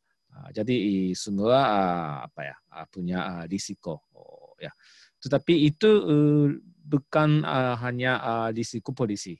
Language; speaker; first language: Indonesian; non-native, fluent; Japanese